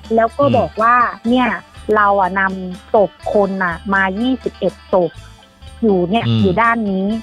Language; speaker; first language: Thai; native; Thai